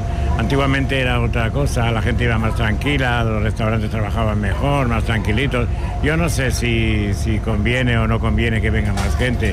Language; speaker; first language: Spanish; native; Spanish